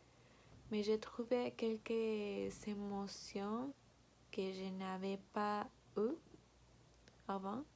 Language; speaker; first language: French; non-native, learner; Spanish